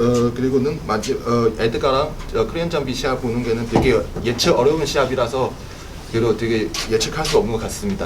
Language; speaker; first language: Korean; non-native, learner; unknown